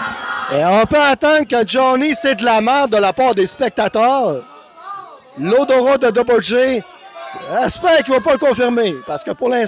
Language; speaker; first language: French; native; French